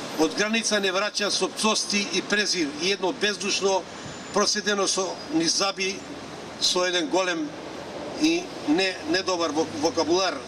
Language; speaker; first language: Macedonian; non-native, local second language; Romany